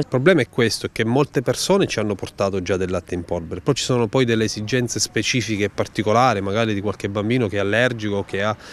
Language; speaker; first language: Italian; native; Italian